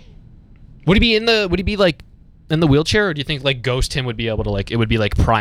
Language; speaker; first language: English; native; English